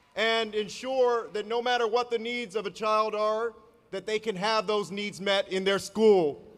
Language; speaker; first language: English; native; English